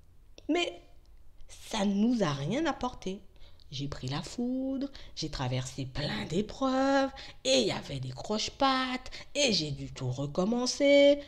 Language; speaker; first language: French; native; French